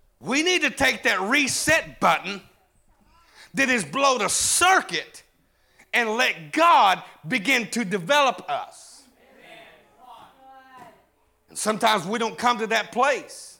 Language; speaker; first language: English; native; English